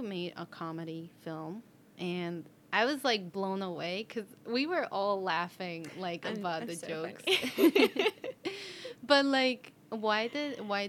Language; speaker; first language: English; non-native, fluent; Spanish